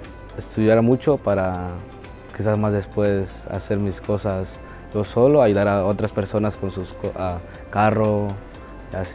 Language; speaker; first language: Spanish; non-native, learner; English